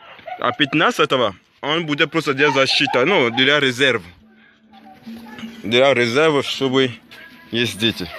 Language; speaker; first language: Russian; non-native, learner; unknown